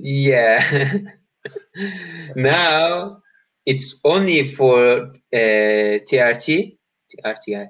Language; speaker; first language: English; non-native, learner; Turkish